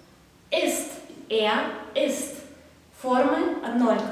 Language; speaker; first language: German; non-native, fluent; Belarusian